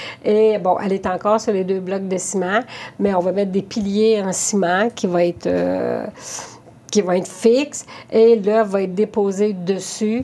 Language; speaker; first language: French; native; French